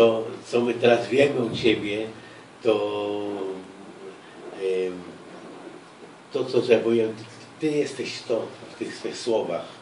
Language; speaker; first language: Polish; early bilingual, heritage; Hebrew